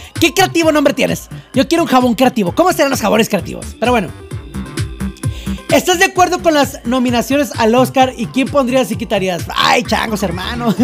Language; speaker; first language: Spanish; native; Spanish